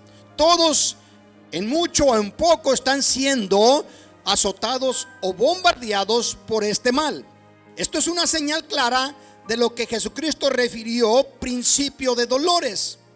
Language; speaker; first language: Spanish; native; Spanish